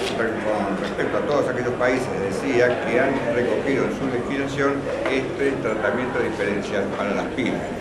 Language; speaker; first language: Spanish; native; Spanish